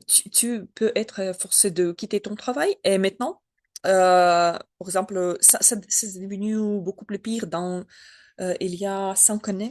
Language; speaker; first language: French; non-native, learner; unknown